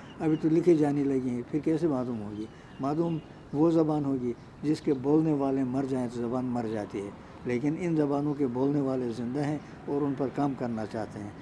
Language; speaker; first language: Urdu; non-native, local second language; Shina